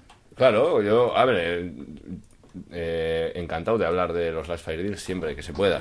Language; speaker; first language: Spanish; native; Spanish